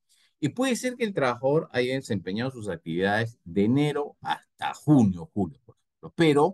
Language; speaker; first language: Spanish; native; Spanish